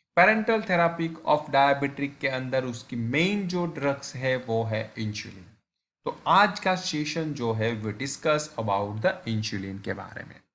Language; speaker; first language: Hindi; non-native, local second language; Gujarati